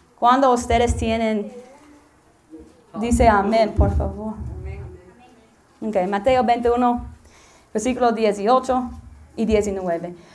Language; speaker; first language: Spanish; non-native, learner; English